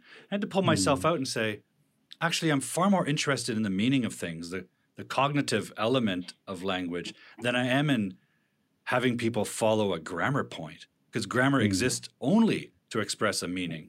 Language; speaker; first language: English; native; English